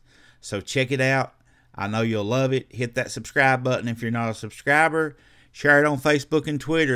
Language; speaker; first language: English; native; English